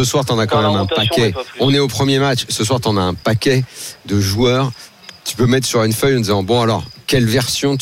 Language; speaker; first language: French; native; French